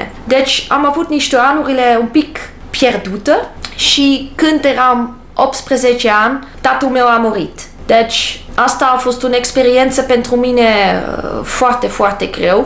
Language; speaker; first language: Romanian; non-native, learner; English